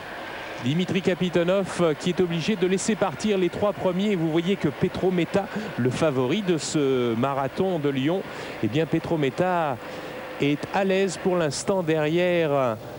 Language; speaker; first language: French; native; French